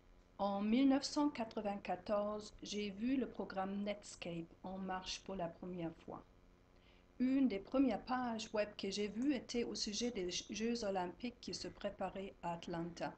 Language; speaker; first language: French; non-native, fluent; German